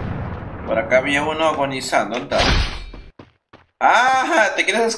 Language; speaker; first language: Spanish; native; Spanish